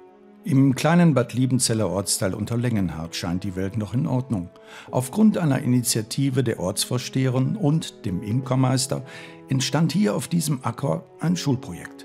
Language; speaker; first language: German; native; German